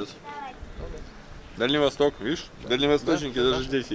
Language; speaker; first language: Russian; native; Russian